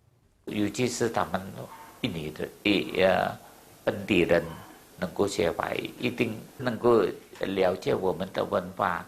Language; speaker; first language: Chinese; early bilingual, heritage; Chinese